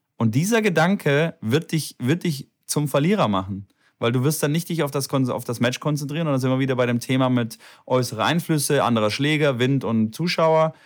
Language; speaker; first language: German; native; German